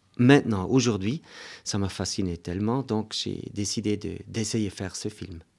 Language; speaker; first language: French; non-native, local second language; German